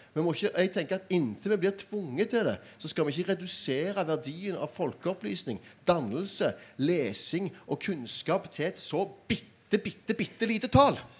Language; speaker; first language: Norwegian; native; Norwegian